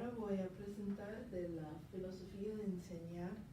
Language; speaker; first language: Spanish; non-native, learner; English